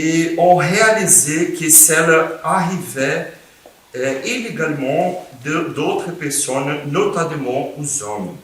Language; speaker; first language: French; non-native, fluent; Portuguese